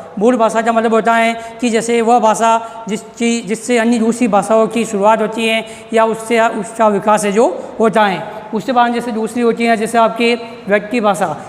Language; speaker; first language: Hindi; native; Hindi